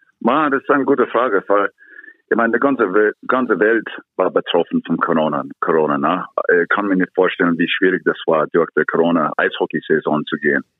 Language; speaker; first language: German; non-native, fluent; English